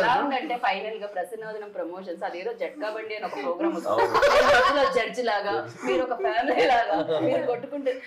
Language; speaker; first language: Telugu; native; Telugu